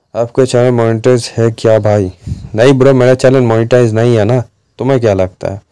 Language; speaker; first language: Hindi; non-native, local second language; Bangla